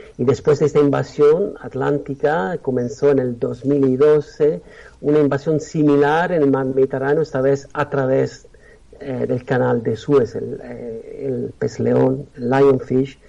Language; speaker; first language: Spanish; non-native, fluent; Italian